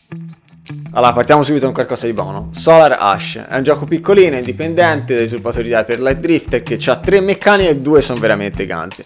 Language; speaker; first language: Italian; native; Italian